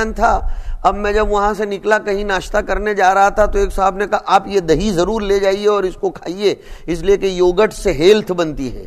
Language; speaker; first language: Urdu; non-native, local second language; Gujarati